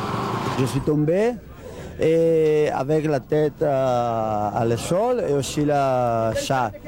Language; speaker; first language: French; non-native, learner; Italian